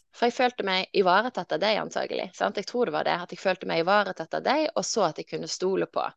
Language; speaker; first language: Norwegian; native; Norwegian